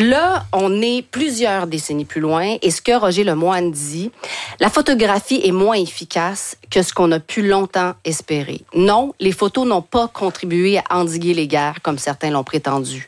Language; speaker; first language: French; native; French